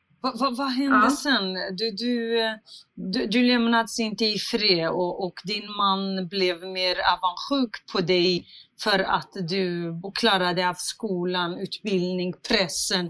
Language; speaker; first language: Swedish; non-native, fluent; Central Kurdish